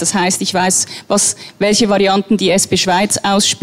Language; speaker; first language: German; native; German